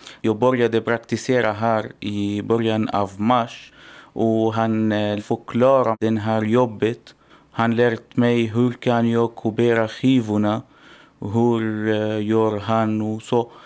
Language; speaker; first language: Swedish; non-native, learner; Arabic